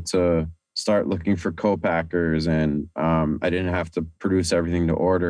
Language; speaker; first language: English; native; English